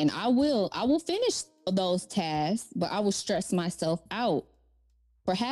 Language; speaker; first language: English; native; English